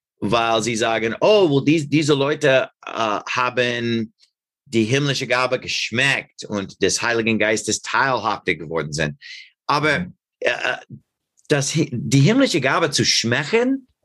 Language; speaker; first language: German; non-native, learner; English